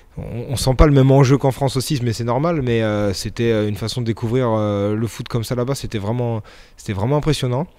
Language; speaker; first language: French; native; French